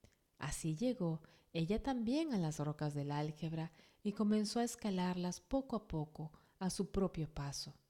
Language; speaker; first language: Spanish; native; Spanish